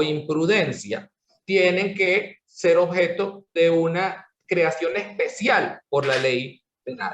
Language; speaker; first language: Spanish; native; Spanish